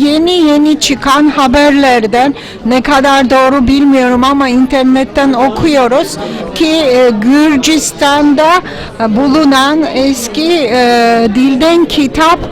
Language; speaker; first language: Turkish; non-native, fluent; Georgian